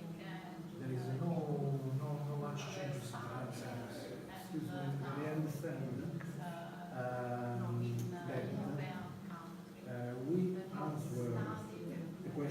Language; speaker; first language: English; non-native, learner; Italian